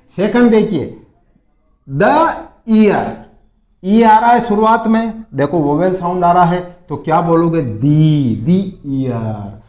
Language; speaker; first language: Hindi; native; Hindi